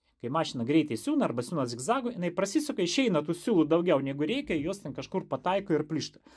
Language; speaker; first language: Lithuanian; non-native, local second language; Russian